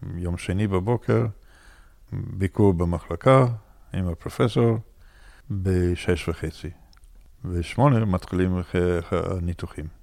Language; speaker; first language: Hebrew; non-native, fluent; English